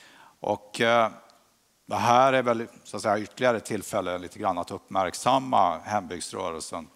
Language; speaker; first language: Swedish; native; Swedish